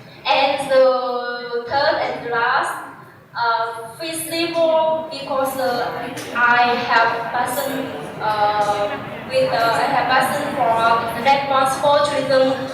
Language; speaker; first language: English; non-native, learner; Vietnamese